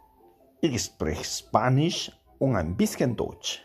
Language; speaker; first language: German; non-native, learner; Spanish